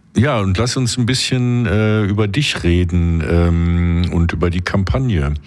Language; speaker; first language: German; native; German